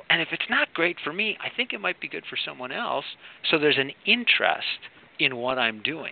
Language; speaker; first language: English; native; English